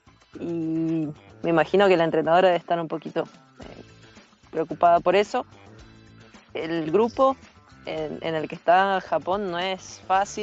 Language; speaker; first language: Spanish; native; Spanish